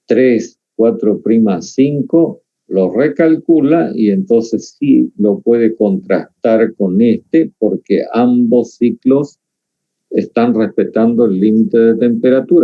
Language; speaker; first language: Spanish; native; Spanish